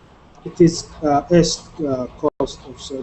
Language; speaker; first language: English; non-native, learner; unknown